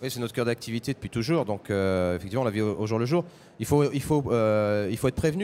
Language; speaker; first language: French; native; French